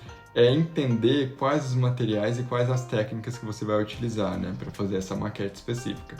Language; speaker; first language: Portuguese; native; Portuguese